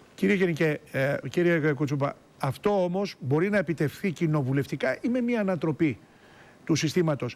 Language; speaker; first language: Greek; native; Greek